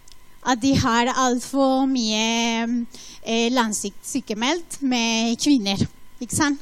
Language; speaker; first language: Norwegian; non-native, fluent; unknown